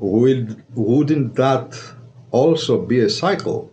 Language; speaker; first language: English; non-native, fluent; Greek